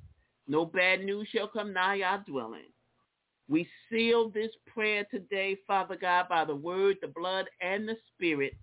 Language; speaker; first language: English; native; English